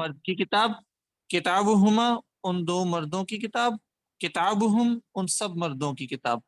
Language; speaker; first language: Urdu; native; Urdu